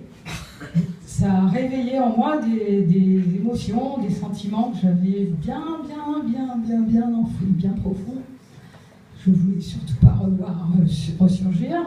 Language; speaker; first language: French; native; French